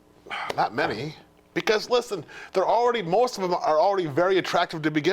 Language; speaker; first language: English; native; English